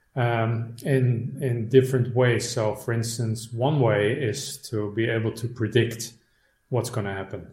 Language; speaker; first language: English; non-native, fluent; Dutch